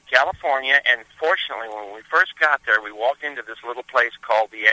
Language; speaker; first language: English; native; English